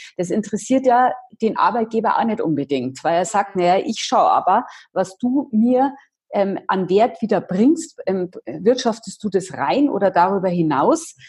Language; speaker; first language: German; native; German